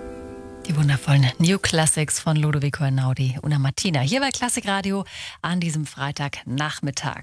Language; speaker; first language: German; native; German